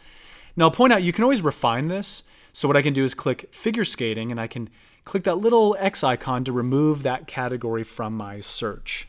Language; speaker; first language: English; native; English